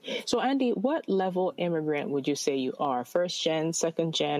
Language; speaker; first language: English; non-native, local second language; Akan